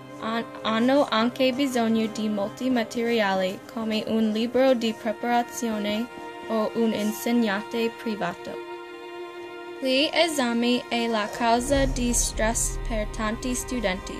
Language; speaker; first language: Italian; non-native, learner; English